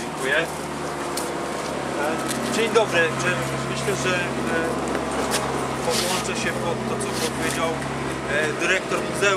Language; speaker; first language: Polish; native; Polish